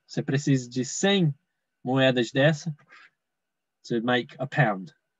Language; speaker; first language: Portuguese; non-native, fluent; English